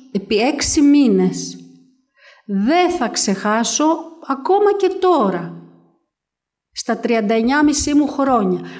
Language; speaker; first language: Greek; native; Greek